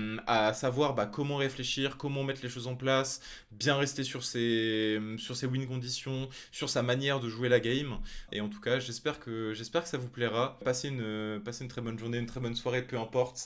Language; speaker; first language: French; native; French